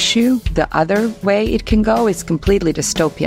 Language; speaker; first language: English; non-native, fluent; Albanian